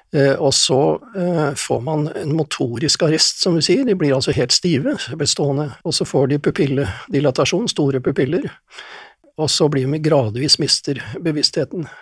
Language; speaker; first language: Norwegian; native; Norwegian